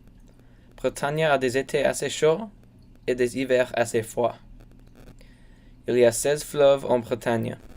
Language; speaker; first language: French; non-native, learner; English